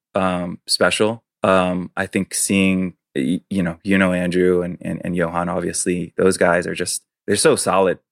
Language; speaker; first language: English; early bilingual, other home language; Chinese